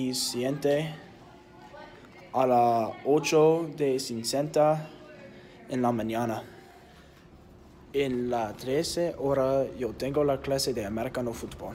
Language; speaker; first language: Spanish; non-native, learner; English